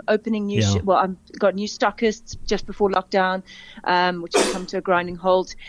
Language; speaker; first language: English; native; English